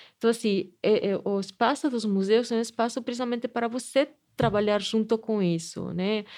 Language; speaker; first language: Portuguese; non-native, fluent; Spanish